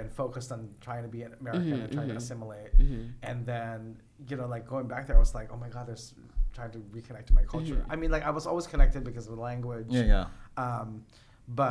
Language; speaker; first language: English; non-native, local second language; Filipino